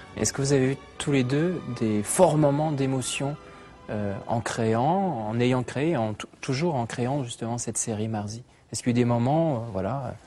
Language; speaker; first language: French; native; French